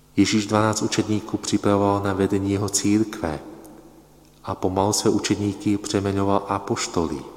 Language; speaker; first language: Czech; non-native, fluent; Polish